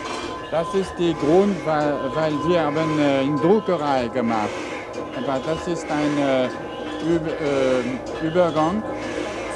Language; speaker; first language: German; non-native, learner; French